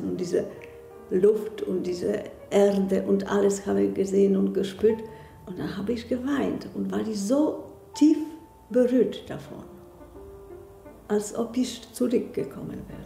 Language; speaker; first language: German; non-native, fluent; Polish